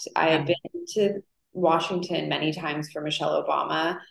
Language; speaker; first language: English; native; English